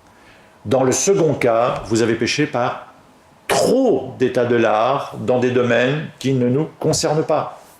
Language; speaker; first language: French; native; French